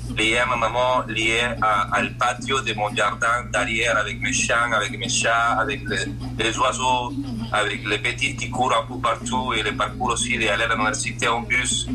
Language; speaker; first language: French; non-native, fluent; Spanish